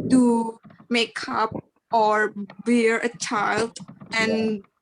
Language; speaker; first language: English; non-native, learner; Indonesian